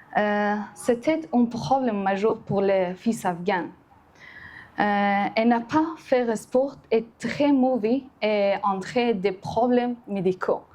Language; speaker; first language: French; non-native, learner; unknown